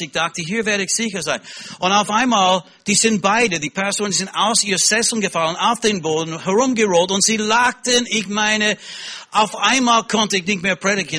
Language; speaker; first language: German; non-native, fluent; English